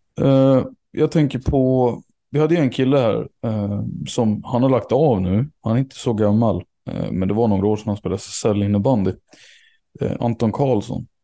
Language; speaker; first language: Swedish; native; Swedish